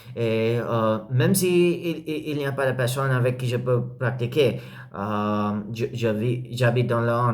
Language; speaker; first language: French; non-native, learner; English